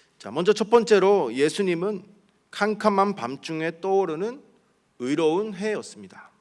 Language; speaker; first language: Korean; early bilingual, heritage; Korean